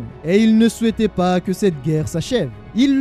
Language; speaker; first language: French; native; French